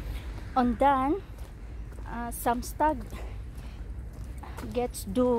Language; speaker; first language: German; non-native, learner; Filipino